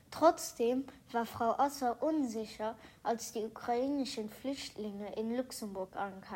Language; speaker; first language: German; non-native, local second language; Luxembourgish